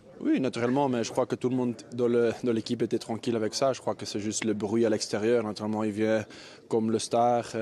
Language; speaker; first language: French; non-native, fluent; Dutch